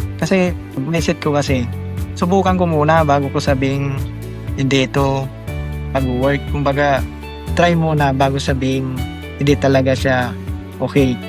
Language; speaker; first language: Filipino; non-native, local second language; Iloko